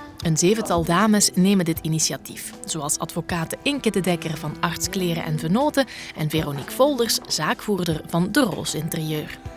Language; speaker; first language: Dutch; native; Dutch